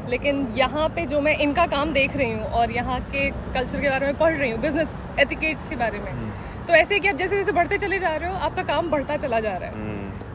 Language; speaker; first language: Hindi; native; Hindi